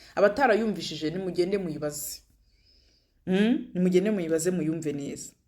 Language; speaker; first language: Kinyarwanda; native; Kinyarwanda